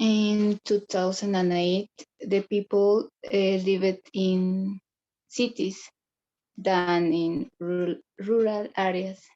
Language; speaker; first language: English; non-native, learner; Spanish